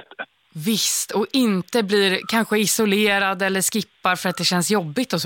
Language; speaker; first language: Swedish; native; Swedish